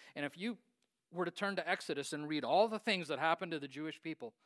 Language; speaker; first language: English; native; English